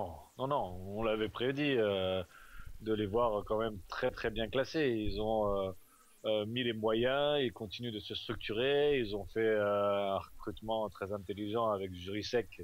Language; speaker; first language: French; native; French